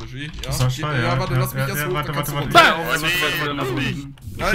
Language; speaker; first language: German; native; German